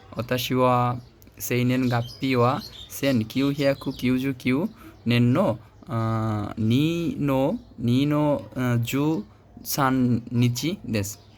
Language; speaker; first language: Japanese; non-native, learner; Bangla